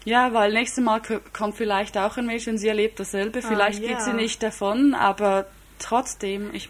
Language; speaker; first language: German; non-native, fluent; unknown